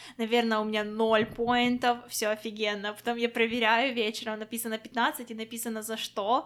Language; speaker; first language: Russian; non-native, local second language; Ukrainian